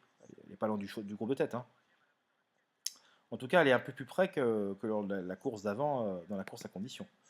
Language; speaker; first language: French; native; French